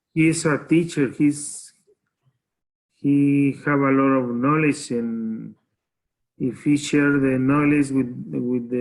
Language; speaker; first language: English; non-native, learner; Spanish